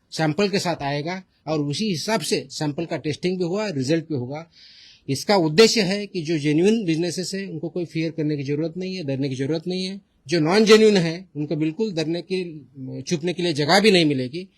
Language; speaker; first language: Hindi; non-native, local second language; Marathi